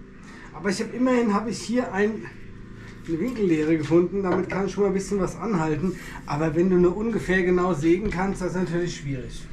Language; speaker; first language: German; native; German